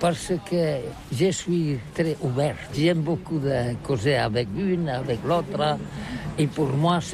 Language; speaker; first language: French; non-native, learner; Catalan